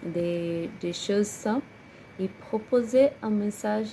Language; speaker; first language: French; non-native, learner; Portuguese